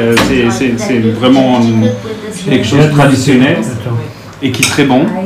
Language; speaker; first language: French; non-native, fluent; German